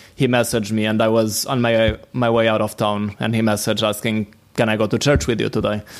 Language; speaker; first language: English; non-native, fluent; Portuguese